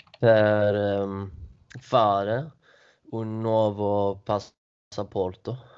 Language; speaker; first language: Italian; non-native, learner; Swedish